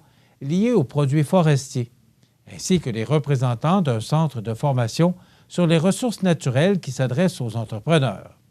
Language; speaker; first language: French; native; French